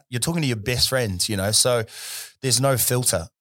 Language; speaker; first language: English; native; English